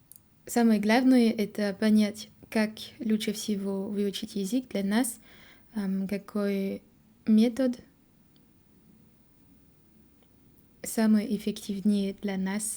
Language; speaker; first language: Russian; non-native, learner; French